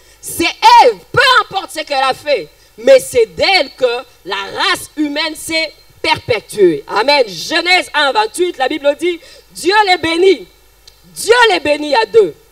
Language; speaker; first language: French; non-native, local second language; Lingala